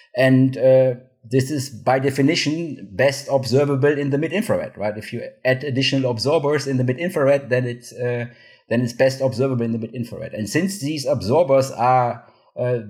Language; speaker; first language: English; non-native, fluent; German